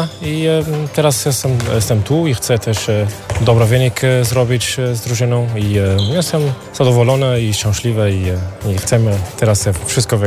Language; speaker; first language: Polish; non-native, learner; Portuguese